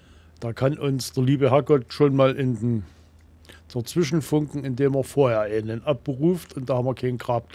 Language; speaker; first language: German; native; German